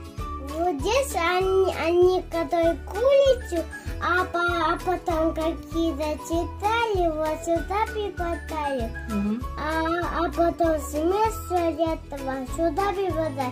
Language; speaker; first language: Russian; early bilingual, other home language; Tajik